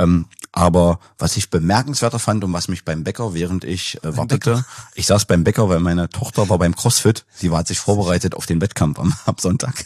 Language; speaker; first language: German; native; German